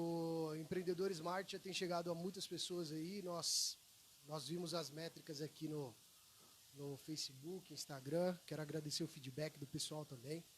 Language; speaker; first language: Portuguese; native; Portuguese